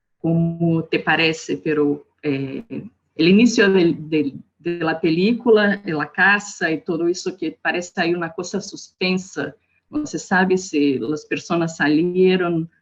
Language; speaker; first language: Spanish; non-native, learner; Portuguese